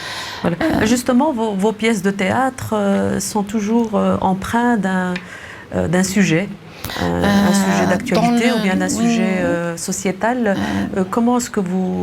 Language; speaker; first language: French; native; French